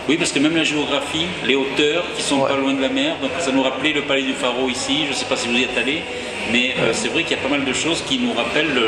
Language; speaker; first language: French; native; French